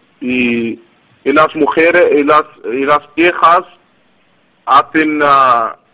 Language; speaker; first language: Spanish; non-native, learner; Arabic